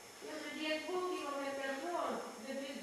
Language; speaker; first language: Swedish; native; Swedish